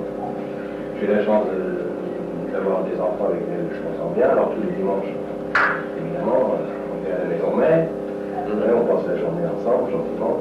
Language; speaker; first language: French; native; French